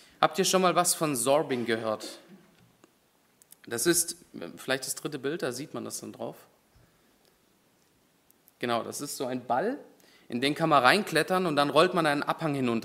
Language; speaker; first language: German; native; German